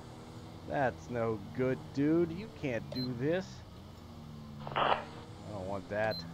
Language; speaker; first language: English; native; English